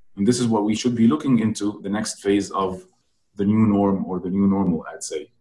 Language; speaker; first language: English; non-native, fluent; Arabic